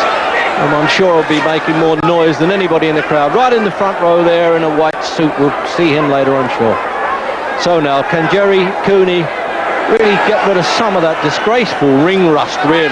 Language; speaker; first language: English; native; English